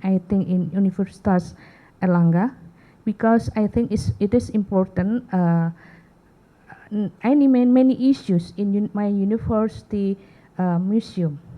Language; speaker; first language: English; non-native, learner; Indonesian